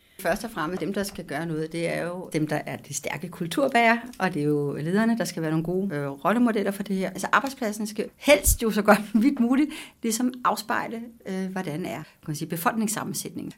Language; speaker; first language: Danish; native; Danish